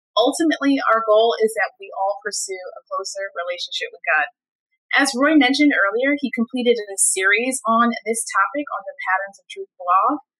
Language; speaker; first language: English; native; English